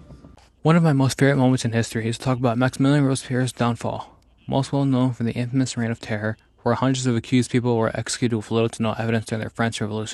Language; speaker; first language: English; native; English